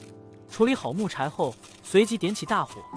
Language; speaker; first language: Chinese; native; Chinese